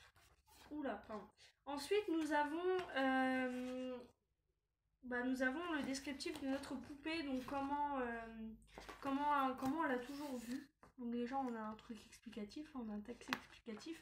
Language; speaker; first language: French; native; French